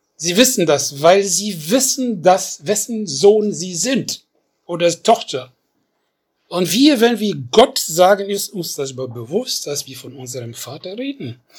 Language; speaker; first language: German; non-native, fluent; French